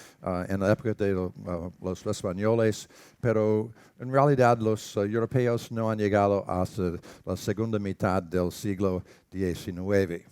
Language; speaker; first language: Spanish; non-native, learner; English